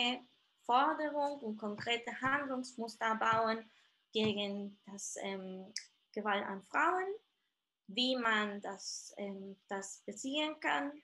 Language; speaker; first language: German; non-native, fluent; Spanish